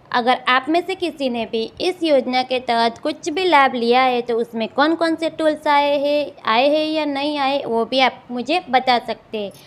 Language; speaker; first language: Hindi; non-native, local second language; Gujarati